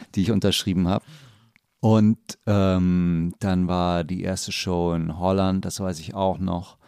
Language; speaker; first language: German; native; German